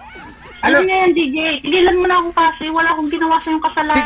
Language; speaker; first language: Filipino; native; Filipino